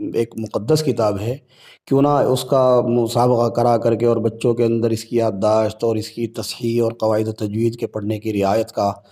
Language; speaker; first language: Urdu; native; Urdu